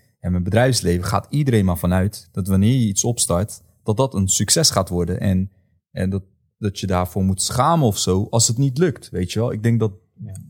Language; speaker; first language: Dutch; native; Dutch